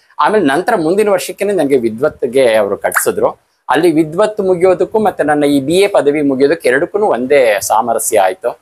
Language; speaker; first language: Kannada; native; Kannada